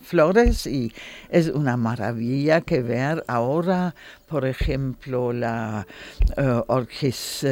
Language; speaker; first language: Spanish; non-native, learner; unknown